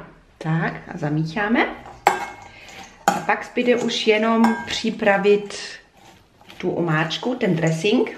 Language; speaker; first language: Czech; non-native, fluent; German